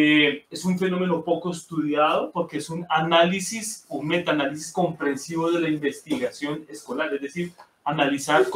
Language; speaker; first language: Spanish; native; Spanish